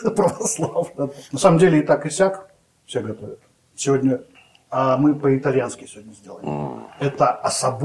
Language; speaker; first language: Russian; native; Russian